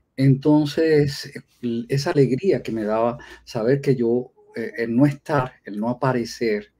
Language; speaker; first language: Spanish; native; Spanish